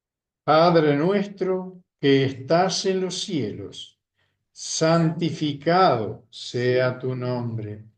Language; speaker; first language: Spanish; native; Spanish